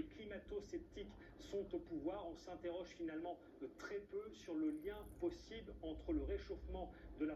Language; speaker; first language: French; native; French